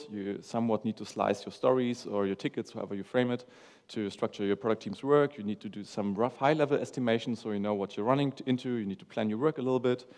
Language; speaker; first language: English; non-native, fluent; German